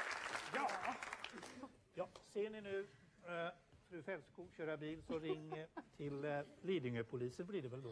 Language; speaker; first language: Swedish; native; Swedish